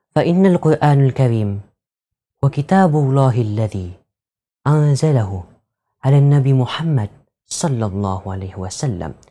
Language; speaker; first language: Arabic; non-native, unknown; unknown